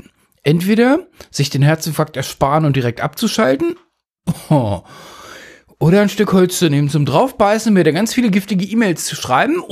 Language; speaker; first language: German; native; German